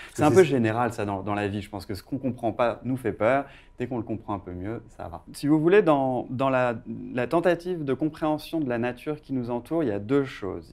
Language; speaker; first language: French; native; French